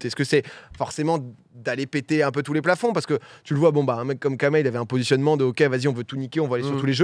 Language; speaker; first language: French; native; French